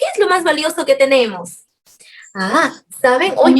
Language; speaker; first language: Spanish; native; Spanish